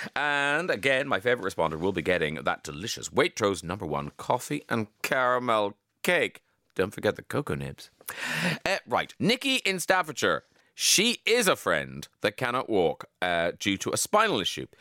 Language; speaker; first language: English; native; English